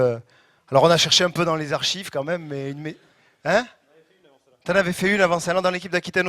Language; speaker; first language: French; native; French